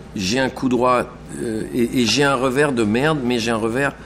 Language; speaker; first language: French; native; French